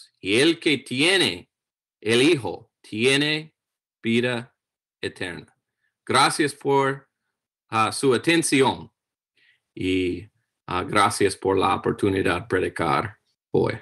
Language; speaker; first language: Spanish; non-native, learner; English